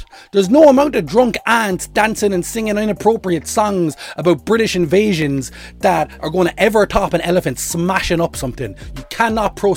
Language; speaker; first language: English; native; English